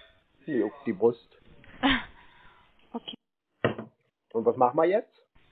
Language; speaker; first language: German; native; German